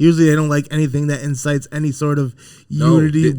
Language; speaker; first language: English; native; English